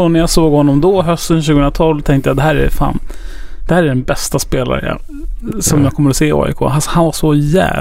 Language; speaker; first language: Swedish; native; Swedish